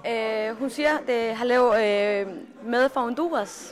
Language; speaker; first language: Danish; non-native, fluent; Spanish